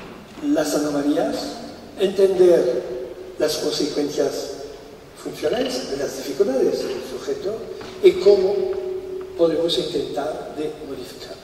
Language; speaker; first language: Spanish; non-native, fluent; French